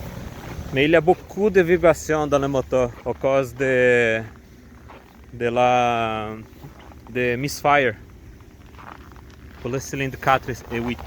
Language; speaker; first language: French; non-native, learner; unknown